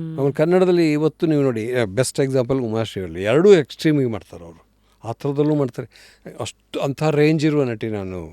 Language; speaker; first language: Kannada; native; Kannada